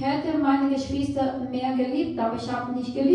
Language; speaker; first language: German; non-native, fluent; Portuguese